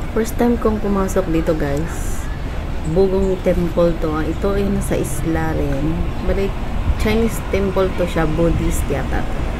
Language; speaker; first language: Filipino; non-native, local second language; Hiligaynon